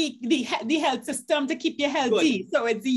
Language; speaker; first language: English; native; English